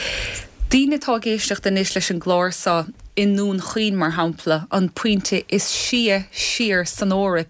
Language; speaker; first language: Irish; native; Irish